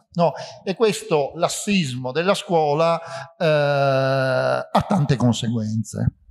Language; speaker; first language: Italian; native; Italian